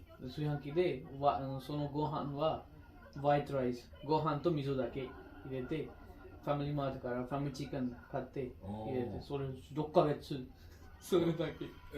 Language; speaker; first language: Japanese; non-native, learner; Urdu